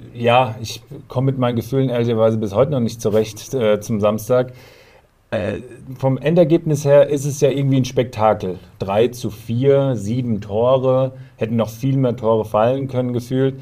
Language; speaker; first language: German; native; German